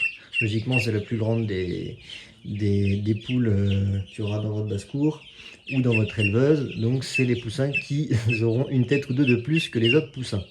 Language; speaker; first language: French; native; French